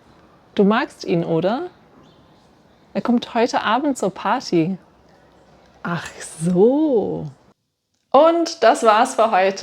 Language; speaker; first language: German; non-native, fluent; English